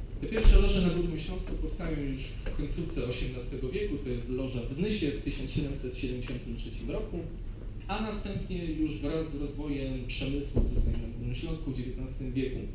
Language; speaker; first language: Polish; native; Polish